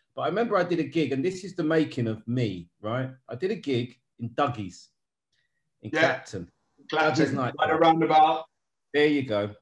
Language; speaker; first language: English; native; English